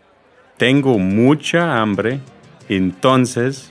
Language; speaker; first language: Spanish; non-native, fluent; English